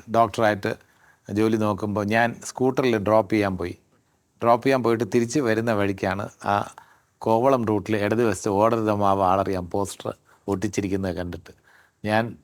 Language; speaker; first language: Malayalam; native; Malayalam